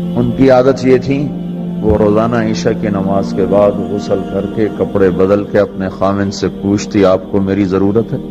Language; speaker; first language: Urdu; non-native, local second language; Punjabi